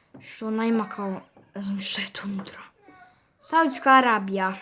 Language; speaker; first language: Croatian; early bilingual, heritage; Bosnian